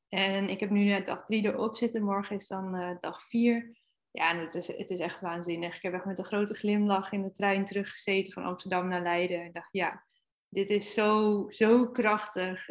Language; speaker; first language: Dutch; native; Dutch